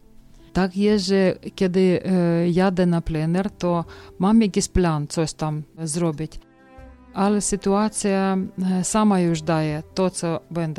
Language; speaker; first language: Polish; non-native, fluent; Ukrainian